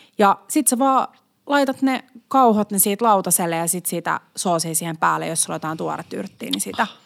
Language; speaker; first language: Finnish; non-native, local second language; Swedish